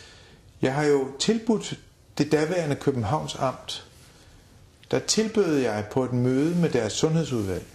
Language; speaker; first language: Danish; native; Danish